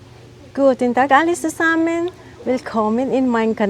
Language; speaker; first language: German; non-native, learner; Filipino